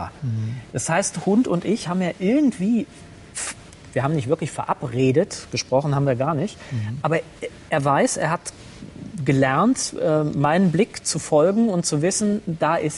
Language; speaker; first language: German; native; German